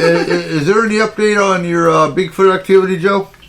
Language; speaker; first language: English; native; English